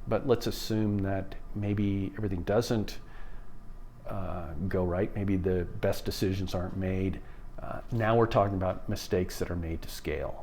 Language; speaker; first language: English; native; English